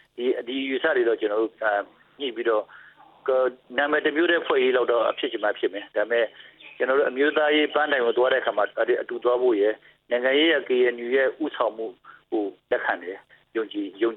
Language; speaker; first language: Burmese; non-native, local second language; S'gaw Karen